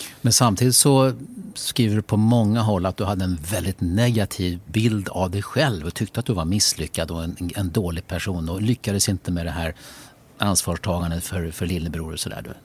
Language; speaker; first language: Swedish; native; Swedish